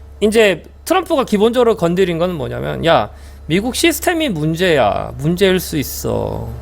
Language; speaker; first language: Korean; native; Korean